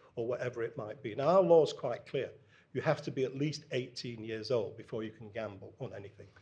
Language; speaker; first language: English; native; English